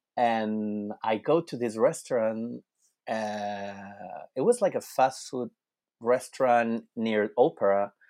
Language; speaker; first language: English; non-native, fluent; Spanish